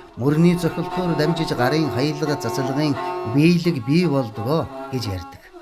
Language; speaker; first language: Mongolian; native; Mongolian